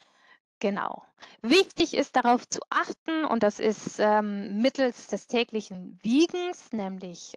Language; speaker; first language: German; native; German